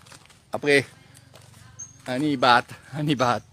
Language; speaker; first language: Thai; non-native, learner; French